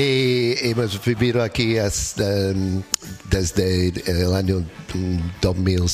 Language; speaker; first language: Spanish; non-native, learner; English